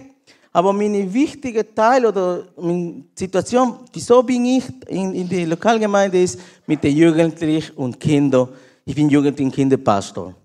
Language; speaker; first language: German; non-native, learner; Spanish